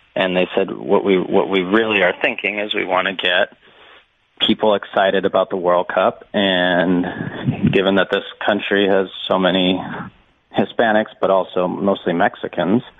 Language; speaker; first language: English; native; English